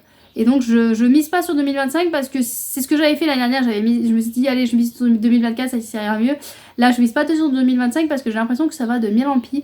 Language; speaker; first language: French; native; French